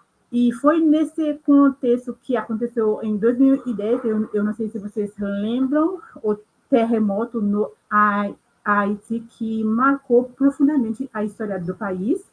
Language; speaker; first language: Portuguese; non-native, local second language; Haitian Creole